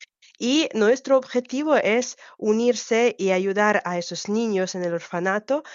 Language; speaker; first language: Spanish; non-native, fluent; Ukrainian